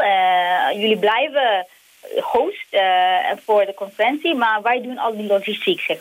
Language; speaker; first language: Dutch; non-native, fluent; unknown